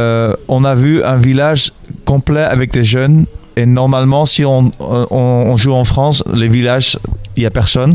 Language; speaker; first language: French; non-native, fluent; Dutch